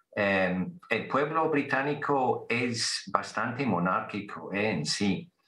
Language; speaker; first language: Spanish; non-native, fluent; English